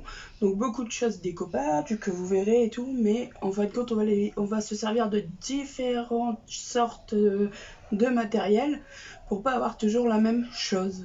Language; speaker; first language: French; native; French